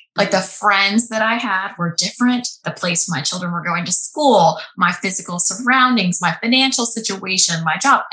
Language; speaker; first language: English; native; English